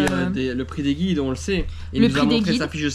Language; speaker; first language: French; native; French